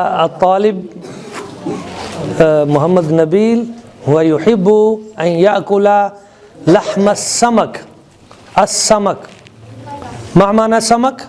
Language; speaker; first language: Arabic; non-native, local second language; Urdu